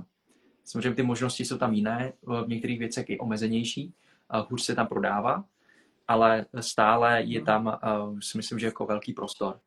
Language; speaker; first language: Czech; early bilingual, other home language; Vietnamese